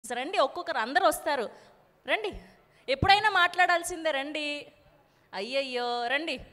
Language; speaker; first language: Telugu; native; Telugu